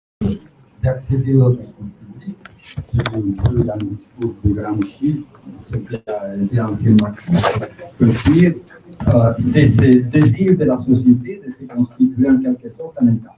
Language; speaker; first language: French; native; French